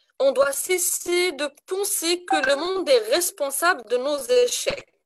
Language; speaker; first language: French; non-native, local second language; Arabic